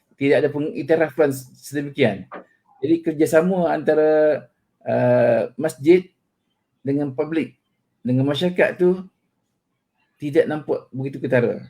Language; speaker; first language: Malay; native; Malay